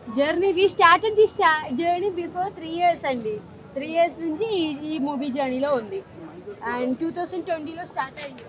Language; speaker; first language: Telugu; non-native, learner; Malayalam